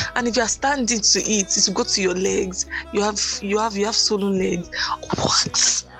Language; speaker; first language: English; non-native, local second language; Yoruba